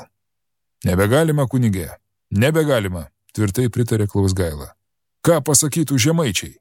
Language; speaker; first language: Lithuanian; native; Lithuanian